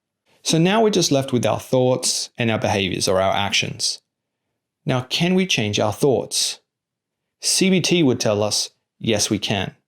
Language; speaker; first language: English; native; English